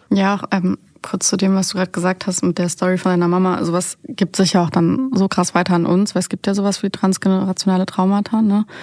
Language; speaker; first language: German; early bilingual, other home language; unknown